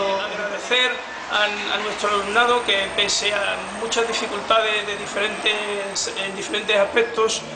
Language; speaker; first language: Spanish; native; Spanish